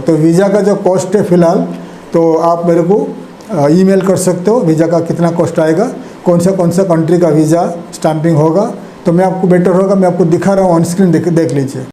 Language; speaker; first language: Hindi; non-native, local second language; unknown